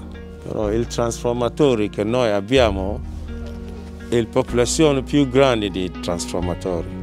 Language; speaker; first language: Italian; non-native, learner; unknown